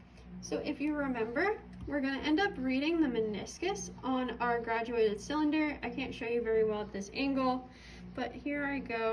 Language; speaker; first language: English; native; English